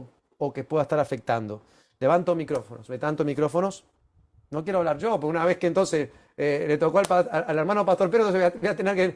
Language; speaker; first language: Spanish; native; Spanish